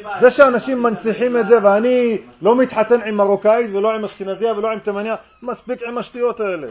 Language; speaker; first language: Hebrew; native; Hebrew